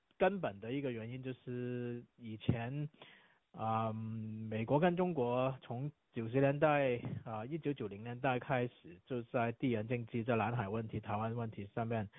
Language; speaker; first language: Chinese; non-native, local second language; Cantonese